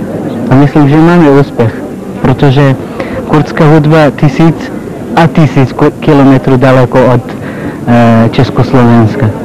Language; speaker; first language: Czech; non-native, learner; Kurdish